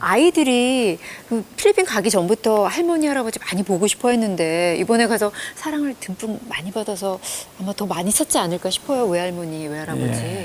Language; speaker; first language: Korean; native; Korean